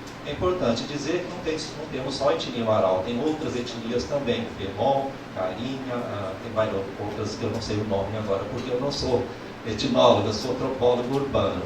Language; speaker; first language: Portuguese; native; Portuguese